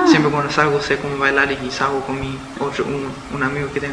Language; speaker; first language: Spanish; early bilingual, heritage; Spanish